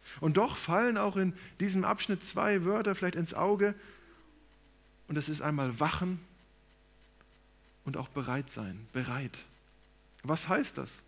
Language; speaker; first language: German; native; German